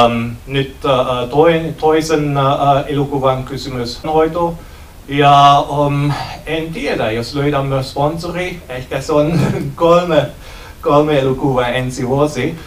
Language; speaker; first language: Finnish; non-native, learner; German